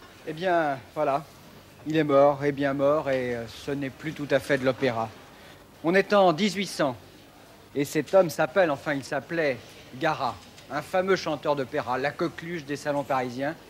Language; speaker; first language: French; native; French